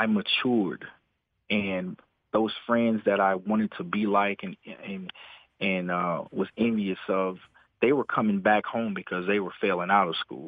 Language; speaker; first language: English; native; English